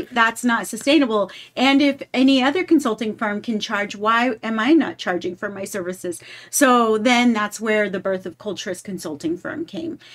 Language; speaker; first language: English; native; English